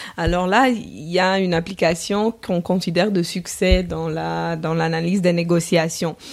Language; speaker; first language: French; non-native, fluent; Romanian